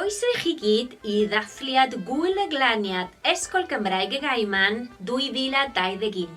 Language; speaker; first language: Welsh; non-native, local second language; Spanish